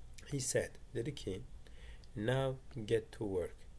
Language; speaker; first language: English; non-native, fluent; Turkish